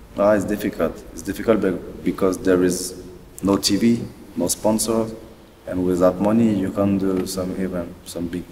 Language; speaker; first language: English; non-native, learner; French